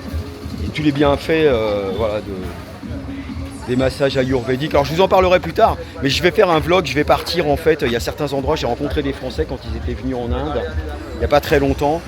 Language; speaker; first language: French; native; French